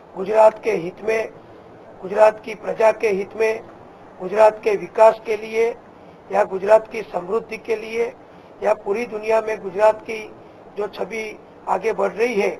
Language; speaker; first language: Hindi; non-native, local second language; Gujarati